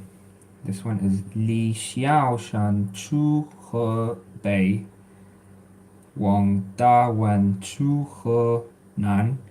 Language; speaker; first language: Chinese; non-native, learner; Arabic